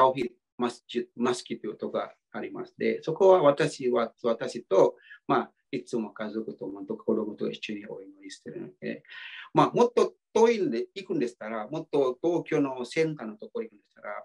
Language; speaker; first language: Japanese; non-native, fluent; Indonesian